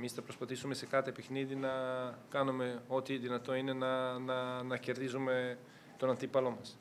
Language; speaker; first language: Greek; non-native, fluent; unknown